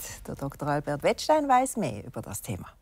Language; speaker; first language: German; native; German